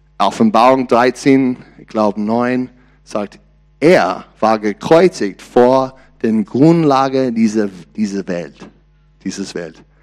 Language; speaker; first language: German; non-native, learner; English